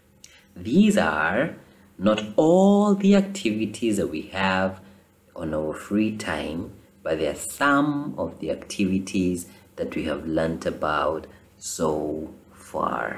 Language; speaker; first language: English; non-native, fluent; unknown